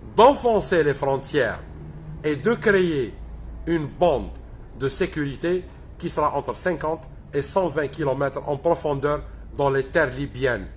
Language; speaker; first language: French; non-native, local second language; Arabic